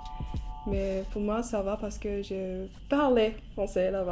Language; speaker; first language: French; non-native, learner; Turkish